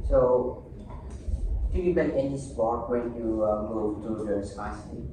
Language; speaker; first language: English; non-native, learner; Vietnamese